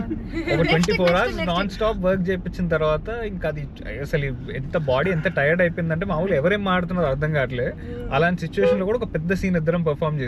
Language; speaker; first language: Telugu; native; Telugu